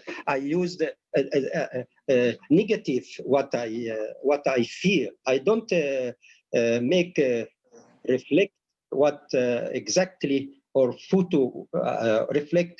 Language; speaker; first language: English; non-native, learner; Arabic